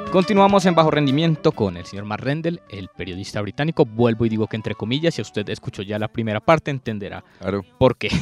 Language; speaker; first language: Spanish; native; Spanish